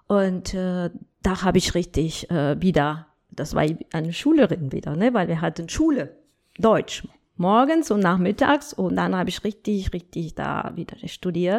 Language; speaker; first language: German; non-native, fluent; Spanish